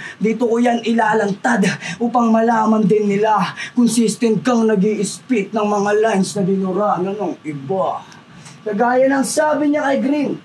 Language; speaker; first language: Filipino; native; Filipino